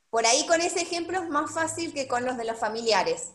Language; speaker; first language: Spanish; native; Spanish